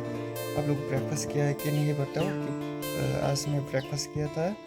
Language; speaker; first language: Hindi; non-native, local second language; Kok Borok